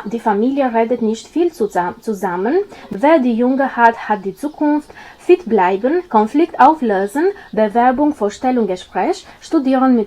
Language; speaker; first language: German; non-native, fluent; Albanian